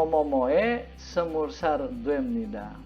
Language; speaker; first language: Korean; non-native, learner; Indonesian